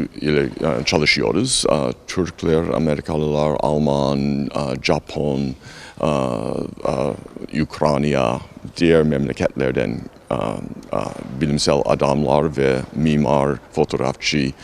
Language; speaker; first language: Turkish; non-native, learner; English